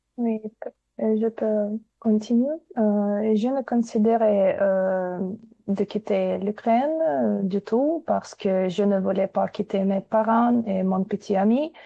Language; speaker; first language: French; non-native, fluent; Ukrainian